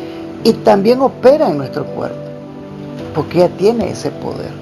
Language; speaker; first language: Spanish; native; Spanish